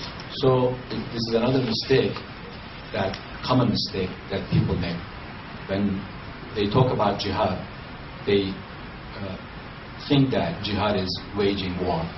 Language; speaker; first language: English; non-native, fluent; Turkish